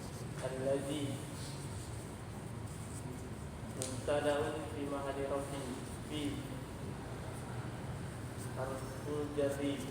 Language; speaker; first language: Arabic; non-native, learner; Indonesian